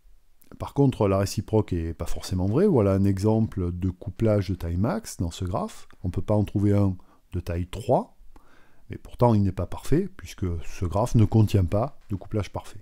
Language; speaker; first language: French; native; French